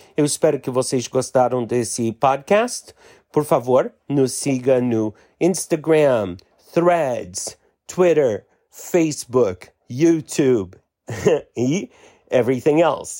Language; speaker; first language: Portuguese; non-native, fluent; English